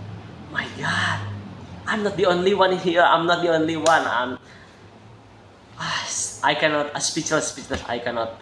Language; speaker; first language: English; non-native, learner; Indonesian